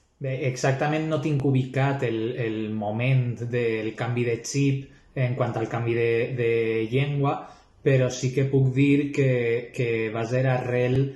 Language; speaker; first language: Catalan; non-native, local second language; Spanish